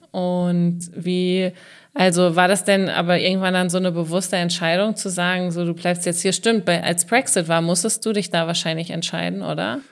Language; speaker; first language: German; native; German